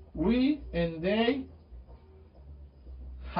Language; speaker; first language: English; non-native, fluent; Spanish